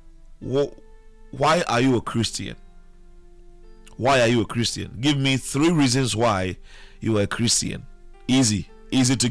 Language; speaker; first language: English; non-native, local second language; Akan